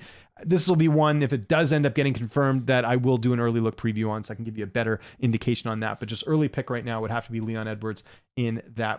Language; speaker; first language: English; native; English